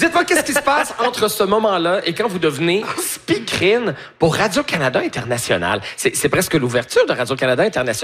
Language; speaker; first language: French; native; French